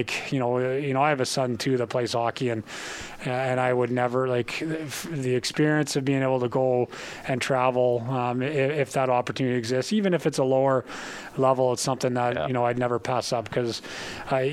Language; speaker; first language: English; native; English